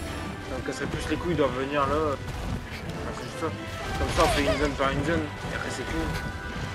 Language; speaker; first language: French; native; French